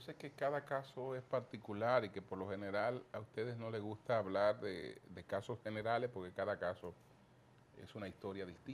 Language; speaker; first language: Spanish; native; Spanish